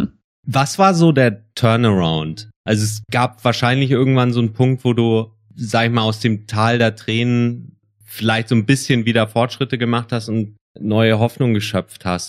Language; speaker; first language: German; native; German